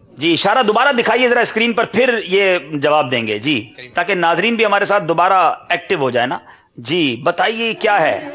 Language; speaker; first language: Urdu; native; Urdu